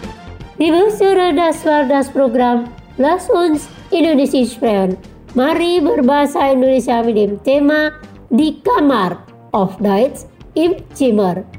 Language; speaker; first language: German; non-native, fluent; Indonesian